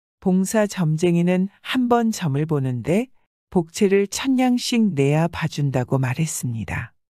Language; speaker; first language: Korean; native; Korean